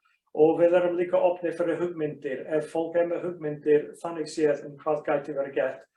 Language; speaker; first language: Icelandic; non-native, fluent; English